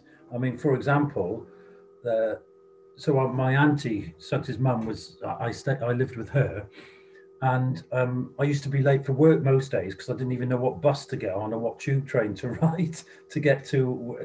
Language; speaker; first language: English; native; English